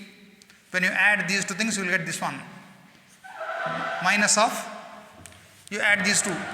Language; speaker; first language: English; non-native, local second language; Kannada